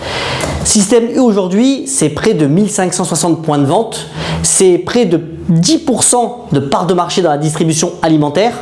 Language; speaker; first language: French; native; French